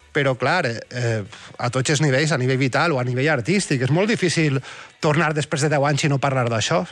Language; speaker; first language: Catalan; native; Catalan